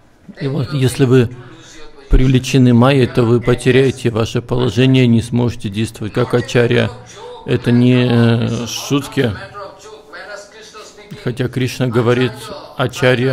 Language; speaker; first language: Russian; native; Russian